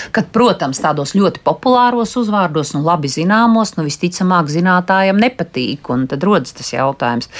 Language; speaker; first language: Latvian; native; Latvian